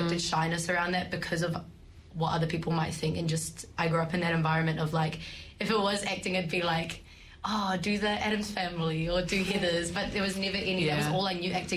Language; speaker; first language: English; native; English